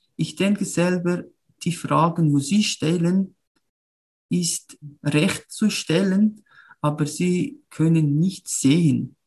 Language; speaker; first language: German; non-native, learner; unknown